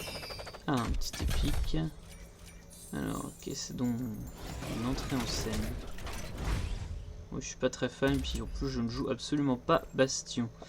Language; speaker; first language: French; native; French